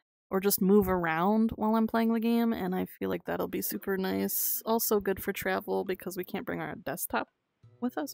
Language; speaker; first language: English; native; English